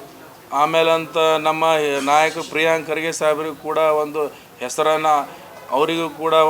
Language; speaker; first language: Kannada; native; Kannada